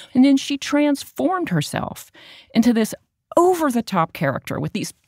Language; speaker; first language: English; native; English